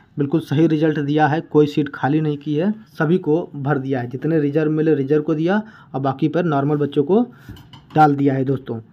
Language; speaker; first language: Hindi; native; Hindi